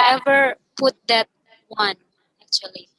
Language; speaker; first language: English; non-native, learner; Indonesian